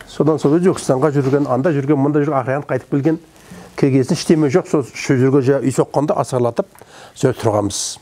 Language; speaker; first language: Kazakh; native; Kazakh